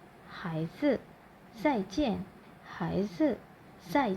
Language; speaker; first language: Chinese; non-native, fluent; Malay